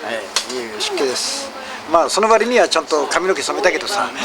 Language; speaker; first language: Japanese; native; Japanese